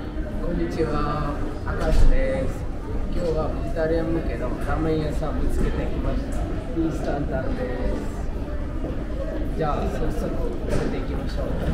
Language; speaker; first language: Japanese; non-native, learner; Kannada